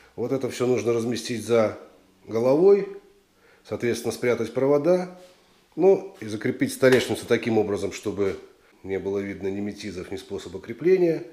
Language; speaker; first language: Russian; native; Russian